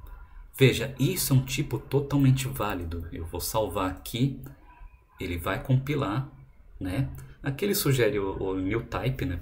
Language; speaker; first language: Portuguese; native; Portuguese